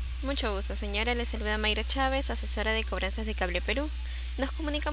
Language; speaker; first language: Spanish; native; Spanish